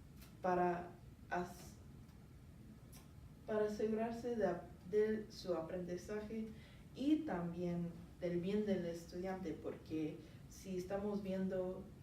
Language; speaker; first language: Spanish; non-native, learner; English